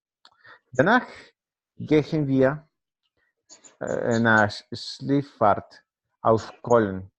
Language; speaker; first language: German; non-native, learner; Spanish